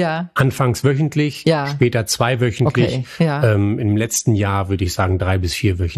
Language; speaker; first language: German; native; German